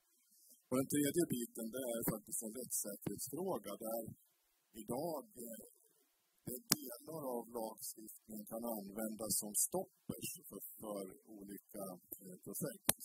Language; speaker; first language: Swedish; native; Swedish